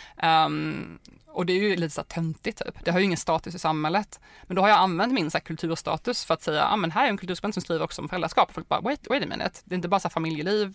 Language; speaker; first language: Swedish; native; Swedish